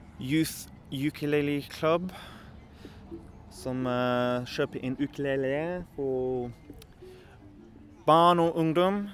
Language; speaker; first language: Norwegian; non-native, learner; English